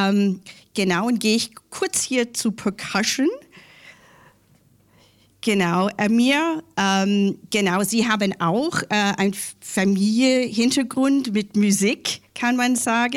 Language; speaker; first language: German; non-native, learner; English